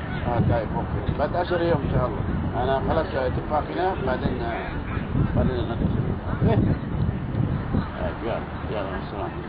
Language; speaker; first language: Arabic; non-native, learner; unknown